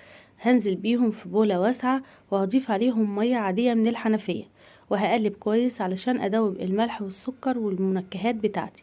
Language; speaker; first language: Arabic; native; Arabic